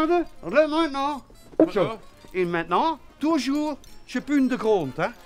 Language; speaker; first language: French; non-native, learner; Dutch